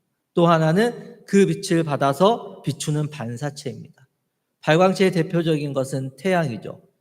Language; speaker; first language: Korean; native; Korean